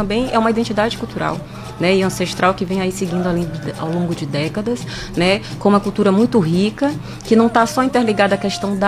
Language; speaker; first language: Portuguese; native; Portuguese